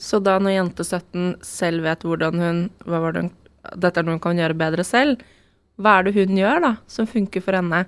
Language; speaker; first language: Norwegian; native; Norwegian